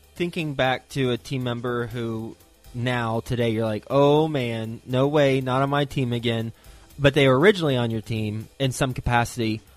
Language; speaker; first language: English; native; English